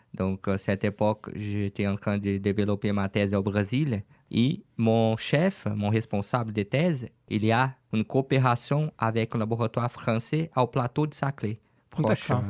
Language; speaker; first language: French; non-native, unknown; Portuguese